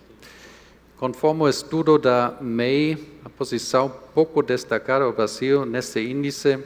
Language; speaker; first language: Portuguese; non-native, fluent; German